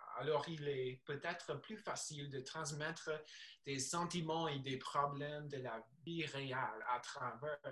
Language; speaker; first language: French; non-native, learner; English